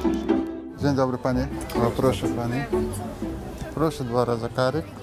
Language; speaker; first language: Polish; non-native, learner; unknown